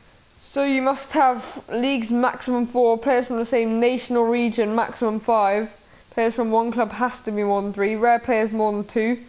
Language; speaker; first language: English; native; English